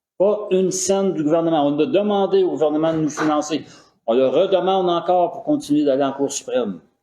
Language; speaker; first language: French; native; French